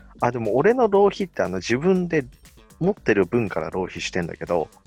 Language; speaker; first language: Japanese; native; Japanese